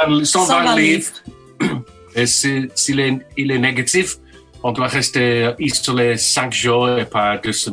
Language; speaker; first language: French; non-native, fluent; English